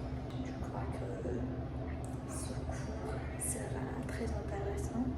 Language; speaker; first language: French; non-native, learner; English